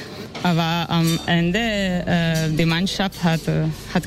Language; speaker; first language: German; non-native, learner; Spanish